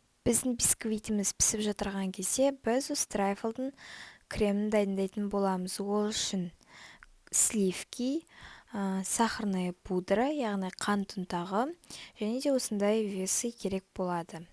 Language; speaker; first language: Kazakh; native; Kazakh